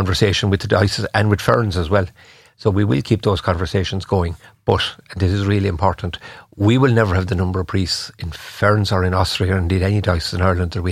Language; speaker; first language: English; native; English